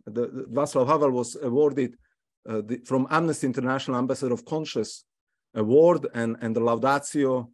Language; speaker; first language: English; non-native, fluent; Slovak